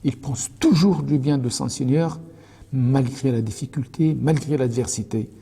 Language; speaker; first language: French; non-native, local second language; Arabic